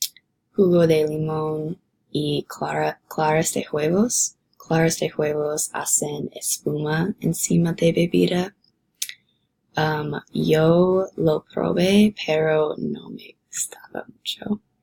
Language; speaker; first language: Spanish; non-native, learner; English